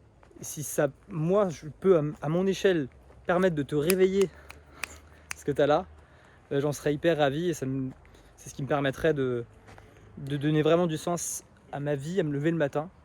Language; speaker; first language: French; native; French